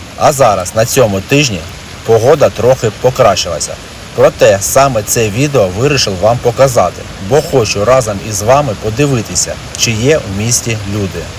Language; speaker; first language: Ukrainian; native; Ukrainian